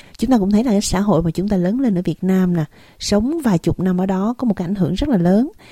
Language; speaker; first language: Vietnamese; native; Vietnamese